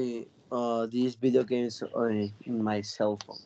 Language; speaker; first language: English; non-native, learner; Spanish